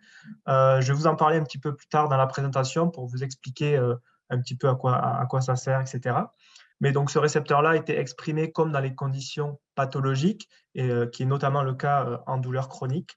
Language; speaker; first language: French; native; French